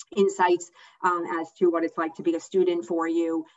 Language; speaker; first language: English; native; English